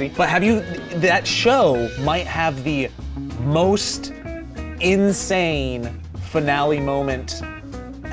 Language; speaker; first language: English; native; English